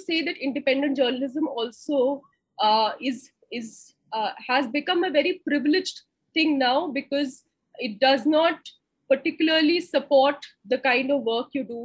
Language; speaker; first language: English; non-native, local second language; Hindi